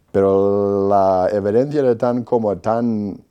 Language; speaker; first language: Spanish; non-native, fluent; Polish